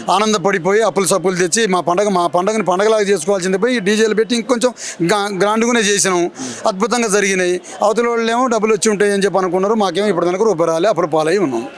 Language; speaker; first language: Telugu; non-native, local second language; Lambadi